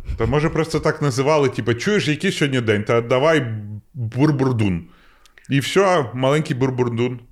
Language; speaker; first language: Ukrainian; non-native, local second language; Russian